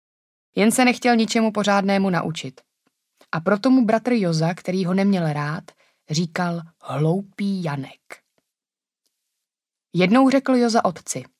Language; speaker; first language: Czech; native; Czech